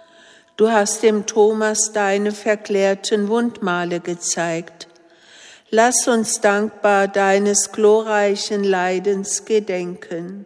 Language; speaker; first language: German; native; German